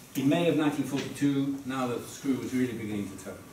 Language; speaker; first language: English; early bilingual, other home language; Dutch